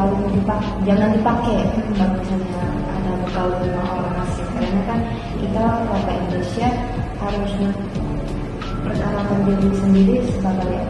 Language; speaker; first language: Indonesian; non-native, local second language; Min Nan Chinese